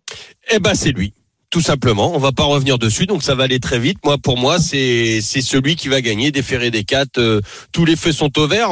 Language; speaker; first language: French; native; French